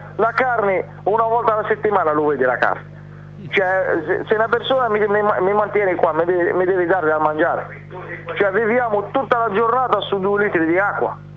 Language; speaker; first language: Italian; non-native, fluent; Arabic